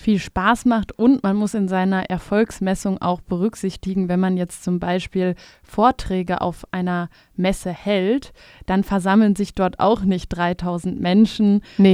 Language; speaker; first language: German; native; German